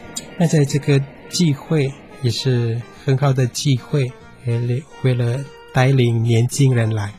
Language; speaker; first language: Chinese; non-native, fluent; Indonesian